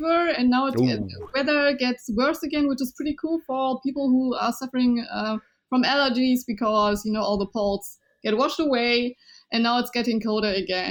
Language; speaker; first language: English; non-native, fluent; Chinese